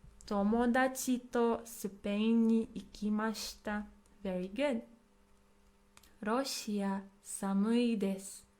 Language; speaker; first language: Japanese; non-native, fluent; English